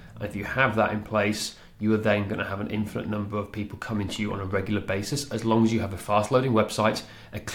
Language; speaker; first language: English; native; English